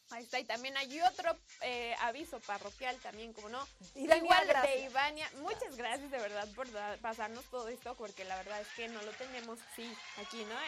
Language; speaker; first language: Spanish; native; Spanish